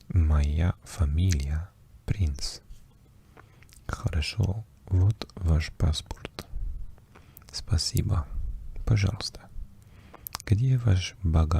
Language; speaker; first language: Russian; non-native, learner; English